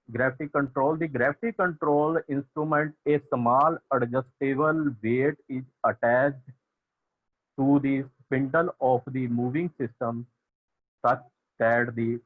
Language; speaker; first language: English; non-native, local second language; Punjabi